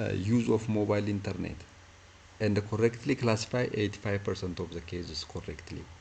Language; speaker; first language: English; non-native, local second language; Amharic